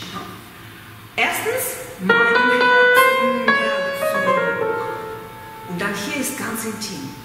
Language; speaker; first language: German; non-native, fluent; Russian